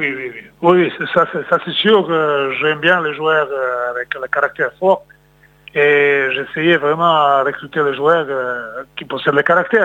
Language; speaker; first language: French; non-native, fluent; Serbian